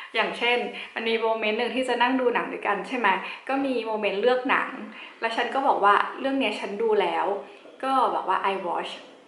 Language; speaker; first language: Thai; native; Thai